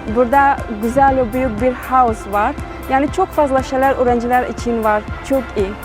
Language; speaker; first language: Turkish; non-native, learner; Persian